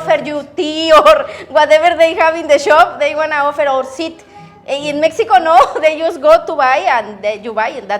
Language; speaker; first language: English; non-native, learner; Spanish